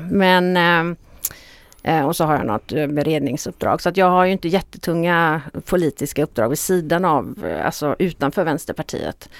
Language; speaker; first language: Swedish; native; Swedish